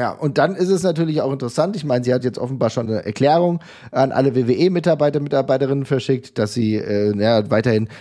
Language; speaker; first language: German; native; German